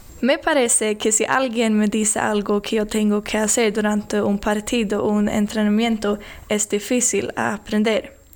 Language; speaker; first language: Spanish; non-native, learner; Swedish